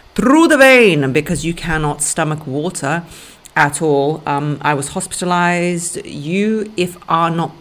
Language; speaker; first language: English; early bilingual, other home language; Russian